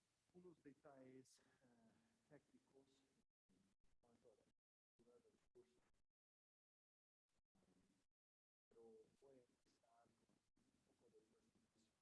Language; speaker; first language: Spanish; non-native, fluent; English